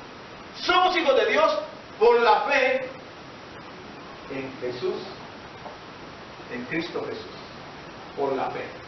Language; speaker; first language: Spanish; native; Spanish